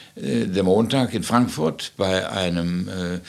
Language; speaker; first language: German; native; German